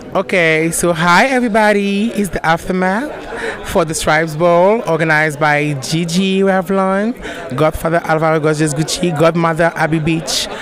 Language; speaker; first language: English; non-native, fluent; French